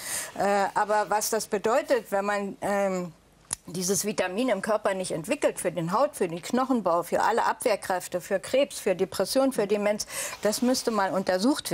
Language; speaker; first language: German; native; German